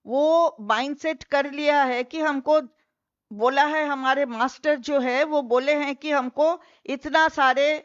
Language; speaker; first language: Hindi; non-native, local second language; Bangla